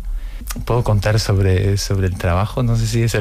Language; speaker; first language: Spanish; non-native, fluent; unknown